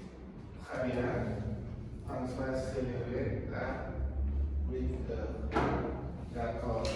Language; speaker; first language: French; non-native, learner; Spanish